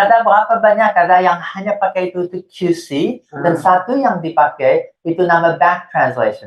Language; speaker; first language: Indonesian; non-native, fluent; English